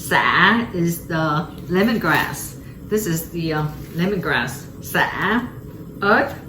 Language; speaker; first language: English; early bilingual, other home language; Vietnamese